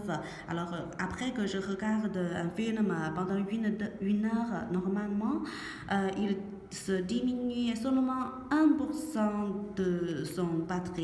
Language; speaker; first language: French; non-native, learner; Chinese